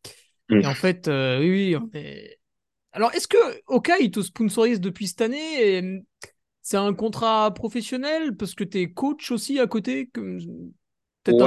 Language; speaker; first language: French; native; French